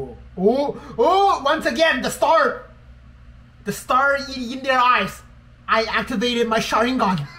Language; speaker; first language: English; non-native, fluent; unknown